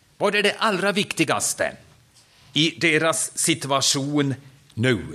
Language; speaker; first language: Swedish; non-native, fluent; German